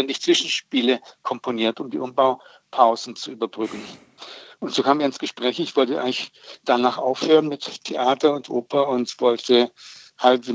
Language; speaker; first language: German; native; German